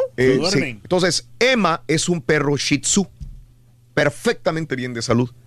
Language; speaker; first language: Spanish; native; Spanish